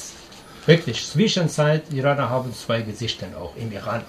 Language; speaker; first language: German; non-native, learner; Persian